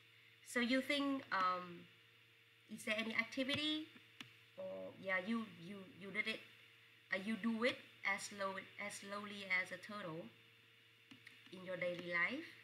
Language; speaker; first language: English; non-native, fluent; Vietnamese